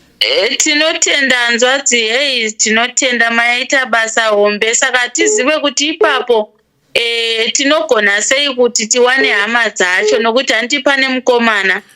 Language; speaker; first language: Shona; non-native, local second language; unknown